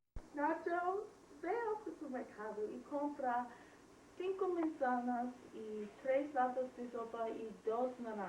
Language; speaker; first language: Spanish; non-native, learner; English